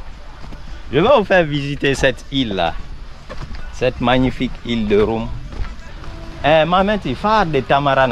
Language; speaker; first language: French; non-native, local second language; Susu